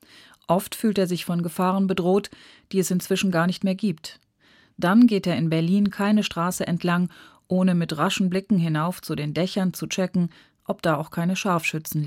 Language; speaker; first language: German; native; German